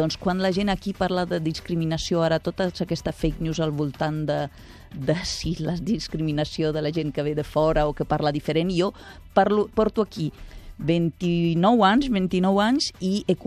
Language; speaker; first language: Catalan; non-native, fluent; Italian